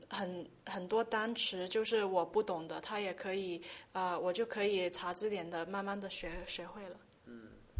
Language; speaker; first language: Chinese; early bilingual, heritage; Chinese